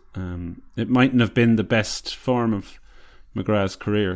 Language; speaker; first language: English; native; English